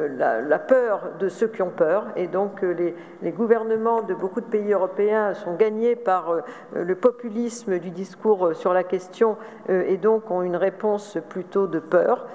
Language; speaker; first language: French; native; French